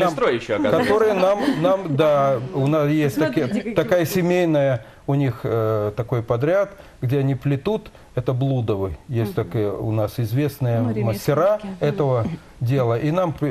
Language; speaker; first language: Russian; native; Russian